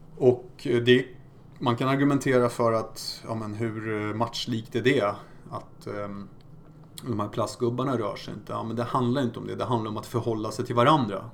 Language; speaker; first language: Swedish; early bilingual, other home language; Polish